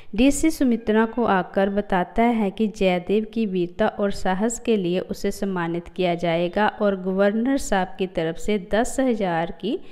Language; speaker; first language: Hindi; non-native, local second language; Punjabi